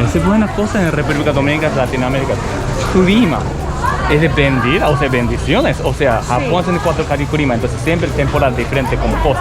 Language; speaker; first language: Spanish; non-native, learner; Japanese